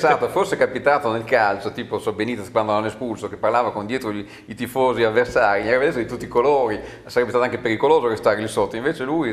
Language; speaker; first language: Italian; native; Italian